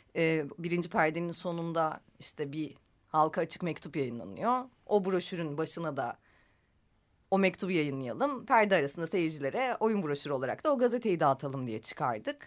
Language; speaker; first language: Turkish; native; Turkish